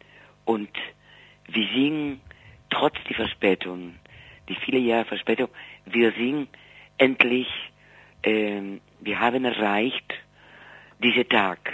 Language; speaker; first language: German; non-native, fluent; Spanish